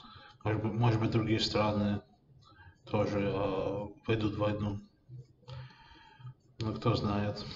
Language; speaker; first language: Russian; non-native, fluent; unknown